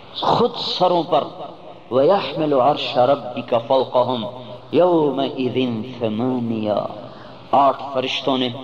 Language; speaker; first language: Urdu; non-native, local second language; Punjabi